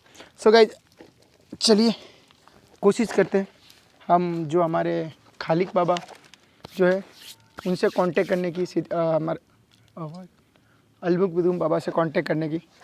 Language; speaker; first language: Hindi; native; Hindi